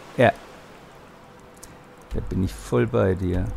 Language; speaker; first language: German; native; German